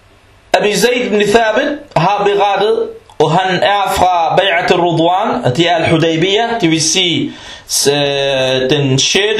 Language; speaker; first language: Danish; early bilingual, other home language; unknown